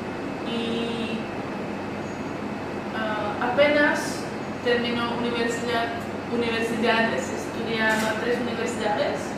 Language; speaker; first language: Spanish; non-native, learner; Czech